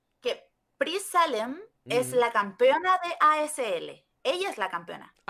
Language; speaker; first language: Portuguese; non-native, learner; Spanish